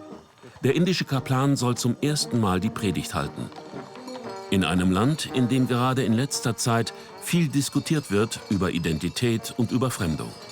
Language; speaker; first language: German; native; German